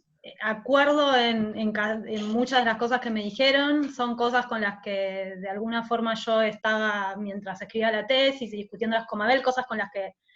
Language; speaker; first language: Spanish; native; Spanish